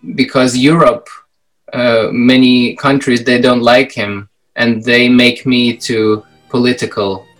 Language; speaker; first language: English; non-native, fluent; Belarusian